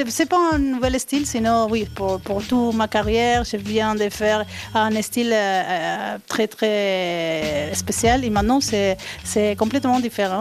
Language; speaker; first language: French; non-native, learner; Spanish